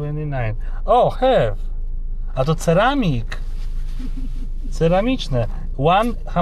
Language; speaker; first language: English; non-native, learner; Polish